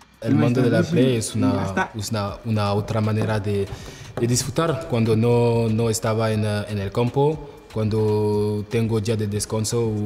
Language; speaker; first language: Spanish; non-native, learner; French